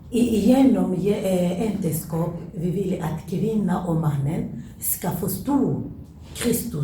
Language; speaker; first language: Swedish; non-native, learner; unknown